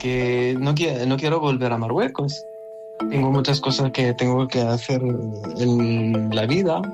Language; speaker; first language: Spanish; non-native, learner; Arabic